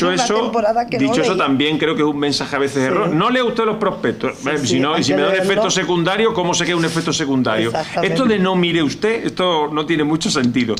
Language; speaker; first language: Spanish; native; Spanish